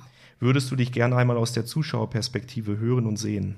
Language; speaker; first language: German; native; German